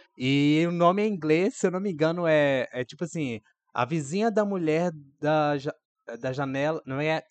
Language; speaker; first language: Portuguese; native; Portuguese